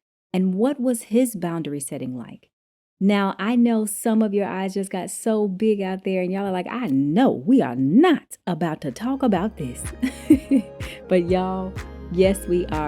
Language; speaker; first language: English; native; English